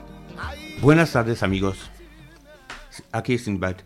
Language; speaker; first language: Spanish; non-native, fluent; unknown